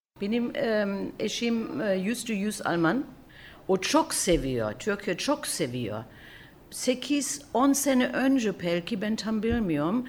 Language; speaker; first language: Turkish; early bilingual, heritage; German